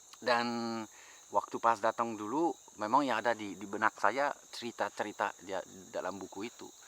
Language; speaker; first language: Indonesian; non-native, fluent; French